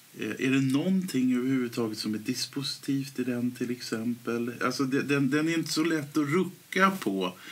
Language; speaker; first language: Swedish; native; Swedish